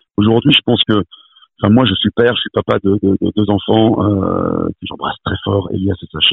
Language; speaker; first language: French; native; French